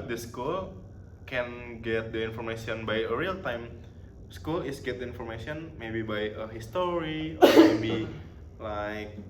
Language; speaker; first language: English; non-native, learner; Indonesian